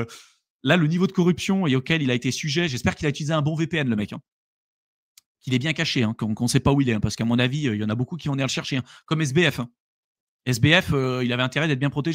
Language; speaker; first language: French; native; French